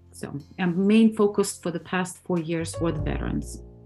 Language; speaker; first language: English; non-native, fluent; Ukrainian